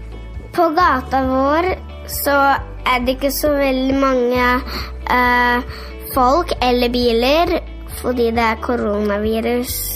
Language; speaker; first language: Norwegian; early bilingual, heritage; Norwegian